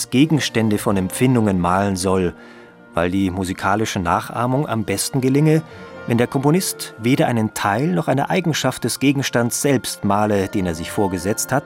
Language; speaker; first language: German; native; German